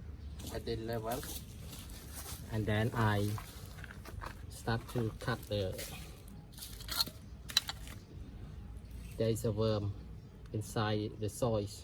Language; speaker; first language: English; non-native, learner; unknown